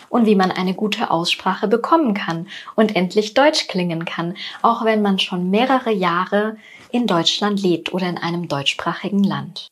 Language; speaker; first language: German; native; German